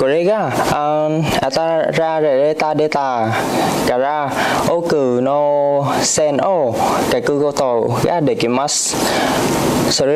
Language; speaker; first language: Japanese; non-native, learner; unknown